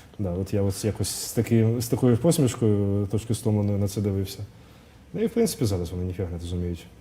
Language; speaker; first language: Ukrainian; non-native, local second language; Russian